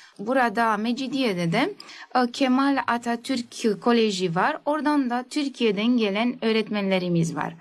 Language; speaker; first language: Turkish; native; Turkish